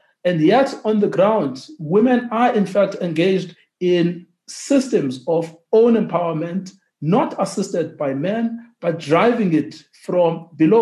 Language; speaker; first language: English; non-native, local second language; Xhosa